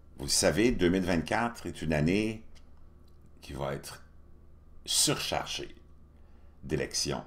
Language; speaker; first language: French; native; French